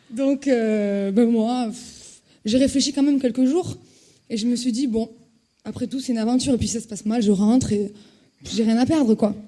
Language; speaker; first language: French; native; French